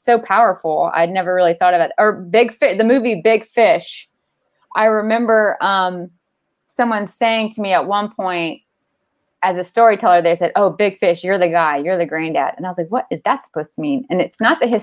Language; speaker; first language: English; native; English